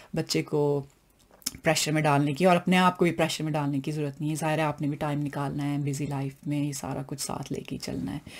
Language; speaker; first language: Urdu; non-native, local second language; Punjabi